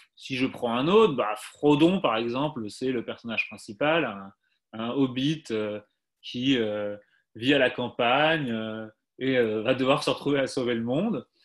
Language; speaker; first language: French; native; French